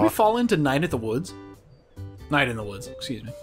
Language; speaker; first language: English; native; English